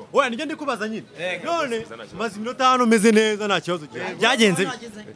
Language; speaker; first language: Kinyarwanda; native; Kinyarwanda